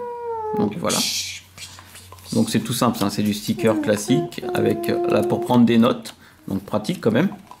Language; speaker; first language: French; native; French